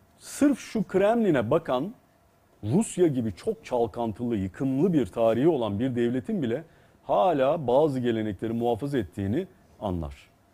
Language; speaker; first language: Turkish; native; Turkish